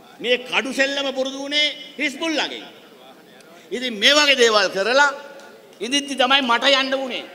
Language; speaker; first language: Sinhala; non-native, local second language; Tamil